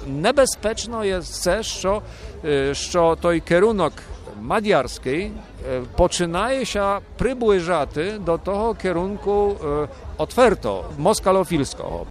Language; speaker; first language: Ukrainian; early bilingual, heritage; Rusyn